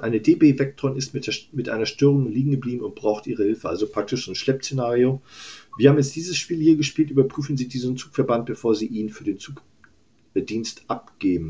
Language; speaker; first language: German; native; German